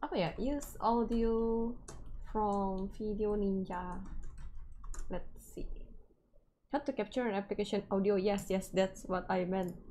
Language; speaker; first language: English; non-native, fluent; Indonesian